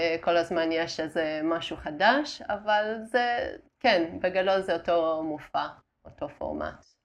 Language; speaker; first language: Hebrew; non-native, fluent; Italian